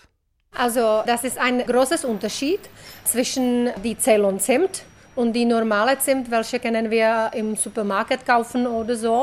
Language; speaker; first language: German; non-native, learner; Czech